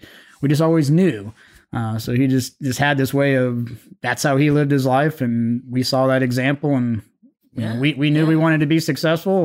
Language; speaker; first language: English; native; English